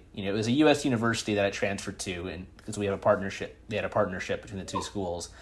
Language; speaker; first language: English; native; English